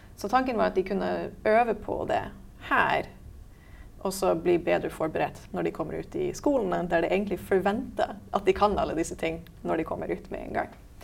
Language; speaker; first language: Norwegian; native; Norwegian